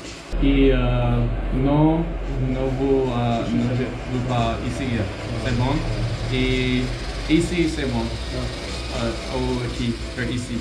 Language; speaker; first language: French; non-native, learner; English